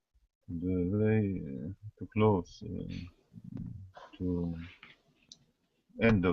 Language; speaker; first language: English; non-native, learner; Russian